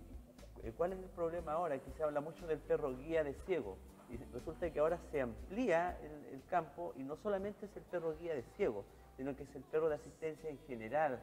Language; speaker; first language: Spanish; native; Spanish